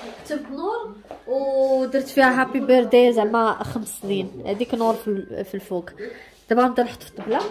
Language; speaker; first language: Arabic; native; Arabic